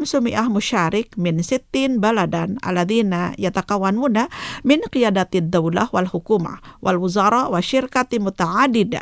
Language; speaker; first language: Arabic; non-native, fluent; Indonesian